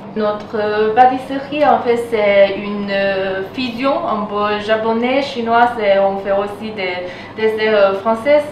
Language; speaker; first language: French; non-native, fluent; Chinese